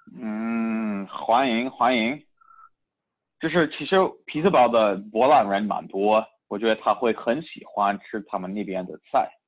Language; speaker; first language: Chinese; early bilingual, heritage; Chinese